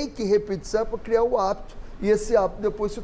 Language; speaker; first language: Portuguese; native; Portuguese